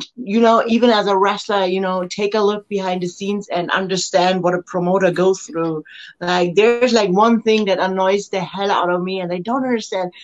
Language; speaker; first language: English; non-native, fluent; German